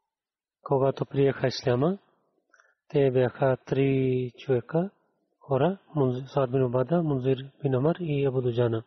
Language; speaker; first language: Bulgarian; non-native, learner; Urdu